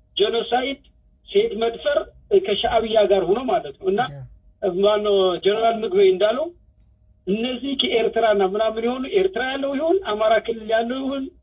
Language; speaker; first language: Amharic; non-native, local second language; Tigrinya